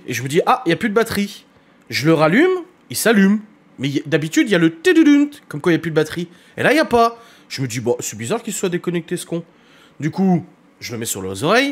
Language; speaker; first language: French; native; French